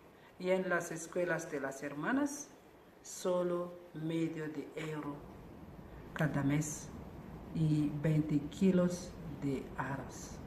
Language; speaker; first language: Spanish; non-native, learner; Malagasy